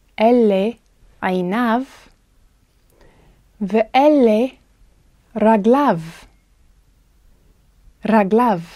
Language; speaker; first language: Hebrew; non-native, fluent; English